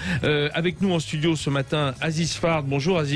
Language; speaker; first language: French; native; French